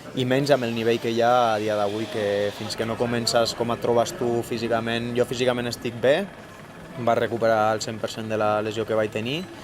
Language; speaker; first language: Catalan; non-native, local second language; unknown